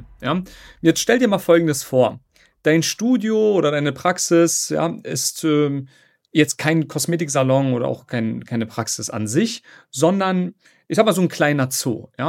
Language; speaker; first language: German; native; German